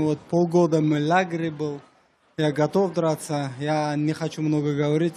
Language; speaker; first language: Russian; non-native, learner; Uzbek